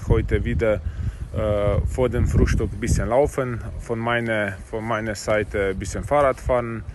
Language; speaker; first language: German; non-native, learner; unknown